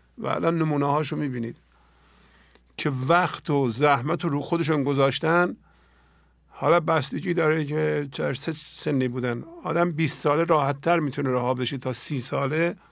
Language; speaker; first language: Persian; native; Persian